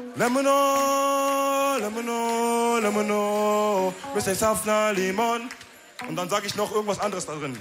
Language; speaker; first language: German; early bilingual, other home language; Wolof